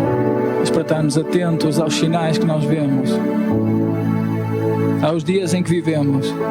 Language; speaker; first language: Portuguese; native; Portuguese